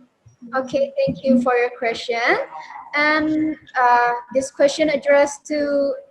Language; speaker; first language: English; non-native, learner; Indonesian